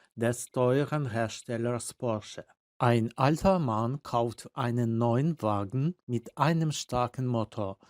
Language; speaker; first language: German; non-native, fluent; Ukrainian